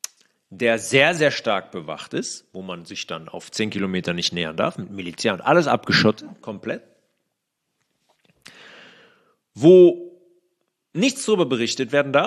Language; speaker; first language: German; native; German